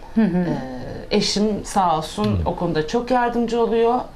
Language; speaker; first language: Turkish; native; Turkish